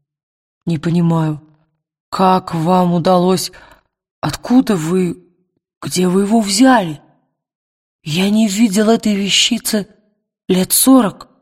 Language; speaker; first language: Russian; native; Russian